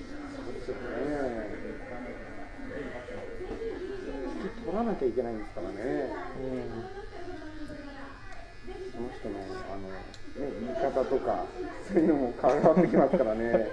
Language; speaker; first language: Japanese; native; Japanese